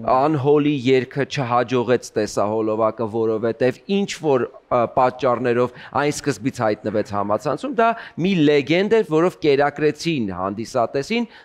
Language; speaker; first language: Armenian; native; Armenian